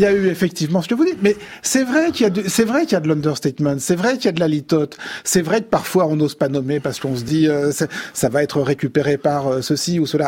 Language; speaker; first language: French; native; French